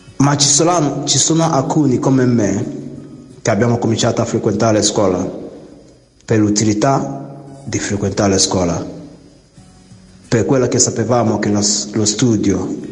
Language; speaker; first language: Italian; non-native, fluent; Igbo